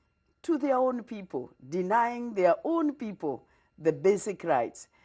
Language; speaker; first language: English; non-native, local second language; Kikuyu